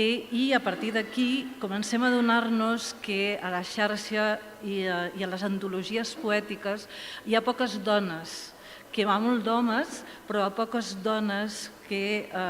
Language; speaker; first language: Catalan; native; Catalan